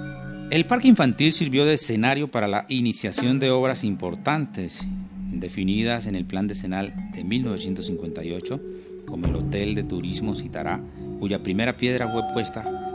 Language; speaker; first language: Spanish; native; Spanish